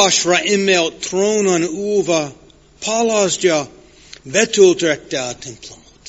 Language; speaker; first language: Hungarian; non-native, fluent; English